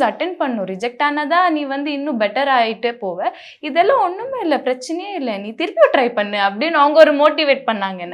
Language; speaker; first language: Tamil; non-native, local second language; Bangla